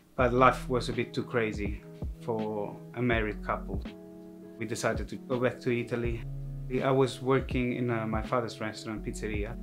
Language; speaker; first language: English; non-native, fluent; Italian